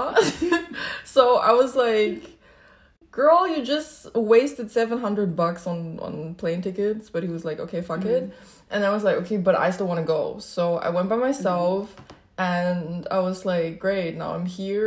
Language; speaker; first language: English; non-native, fluent; Chinese